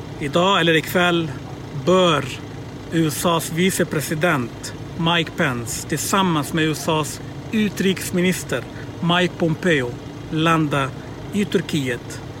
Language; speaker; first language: Swedish; non-native, fluent; Arabic